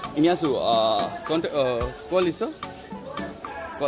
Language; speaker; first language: Portuguese; non-native, learner; Malayalam